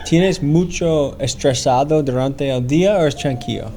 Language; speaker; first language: Spanish; non-native, learner; English